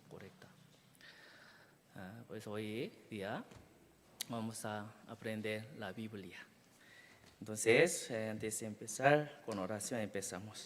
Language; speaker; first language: Spanish; non-native, learner; Korean